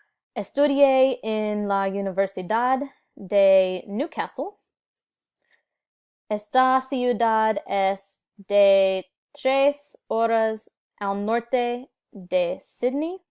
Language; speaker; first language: Spanish; non-native, learner; English